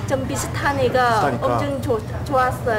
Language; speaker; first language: Korean; non-native, learner; Vietnamese